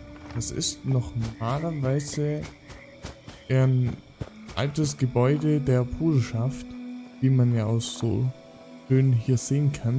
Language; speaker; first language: German; native; German